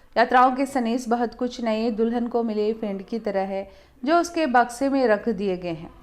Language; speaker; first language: Hindi; non-native, local second language; Malayalam